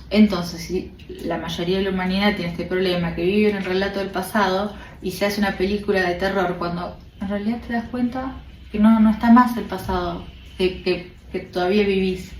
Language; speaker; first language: Spanish; native; Spanish